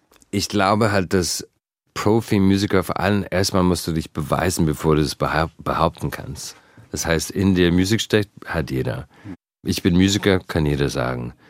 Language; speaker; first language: German; non-native, fluent; English